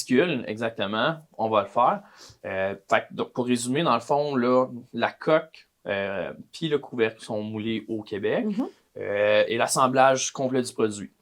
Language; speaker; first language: French; native; French